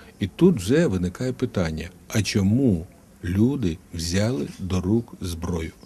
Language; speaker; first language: Ukrainian; non-native, local second language; Russian